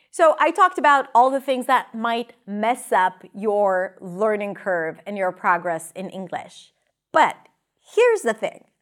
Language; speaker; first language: English; non-native, fluent; Hebrew